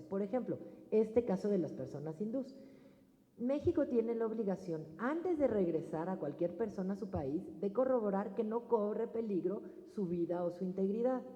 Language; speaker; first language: Spanish; native; Spanish